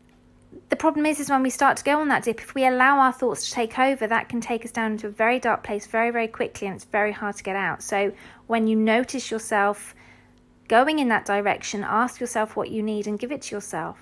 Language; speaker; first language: English; native; English